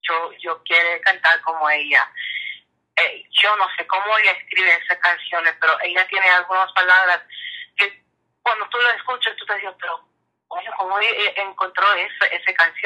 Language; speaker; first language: Spanish; early bilingual, heritage; English